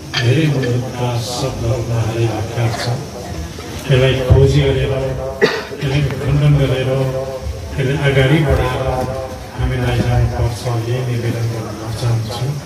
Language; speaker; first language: Nepali; non-native, local second language; Limbu